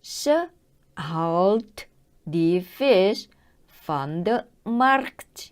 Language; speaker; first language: Dutch; non-native, learner; Thai